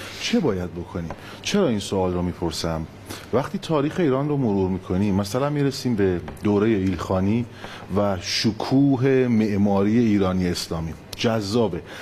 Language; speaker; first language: Persian; native; Persian